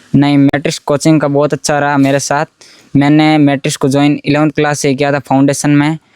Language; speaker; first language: Hindi; native; Hindi